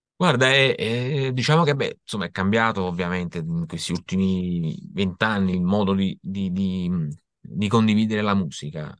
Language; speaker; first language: Italian; native; Italian